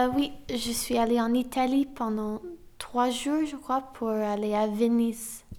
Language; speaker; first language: French; non-native, fluent; English